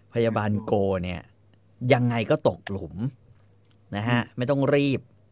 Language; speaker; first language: Thai; native; Thai